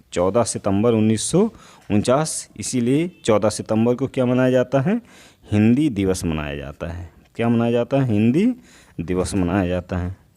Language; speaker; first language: Hindi; native; Hindi